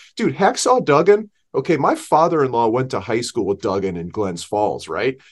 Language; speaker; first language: English; native; English